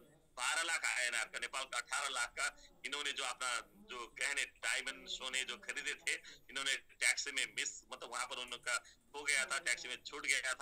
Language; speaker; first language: Hindi; native; Hindi